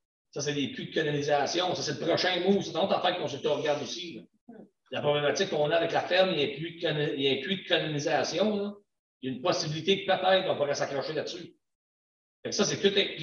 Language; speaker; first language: French; native; French